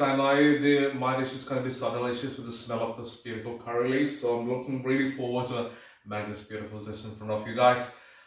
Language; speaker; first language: English; non-native, local second language; Malayalam